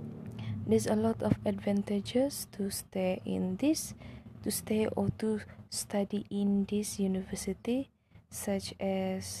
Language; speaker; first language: English; non-native, local second language; Malay